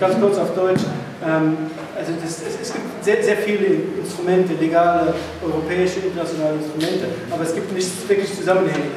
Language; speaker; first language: German; non-native, local second language; Luxembourgish